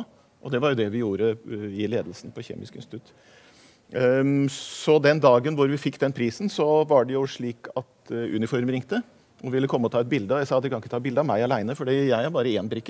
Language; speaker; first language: Norwegian; native; Norwegian